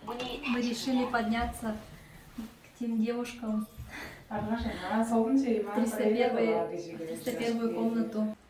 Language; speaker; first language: Russian; non-native, local second language; Tuvinian